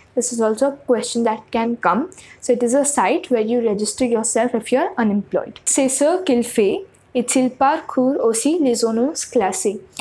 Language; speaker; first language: English; non-native, local second language; Hindi